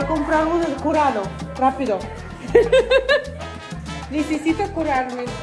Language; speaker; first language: Spanish; non-native, fluent; Russian